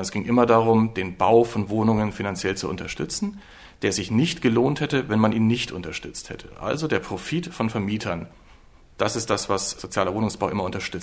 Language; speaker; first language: German; native; German